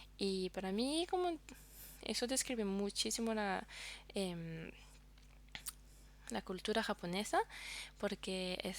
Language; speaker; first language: Spanish; non-native, fluent; French